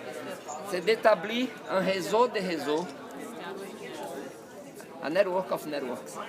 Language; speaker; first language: French; non-native, fluent; Portuguese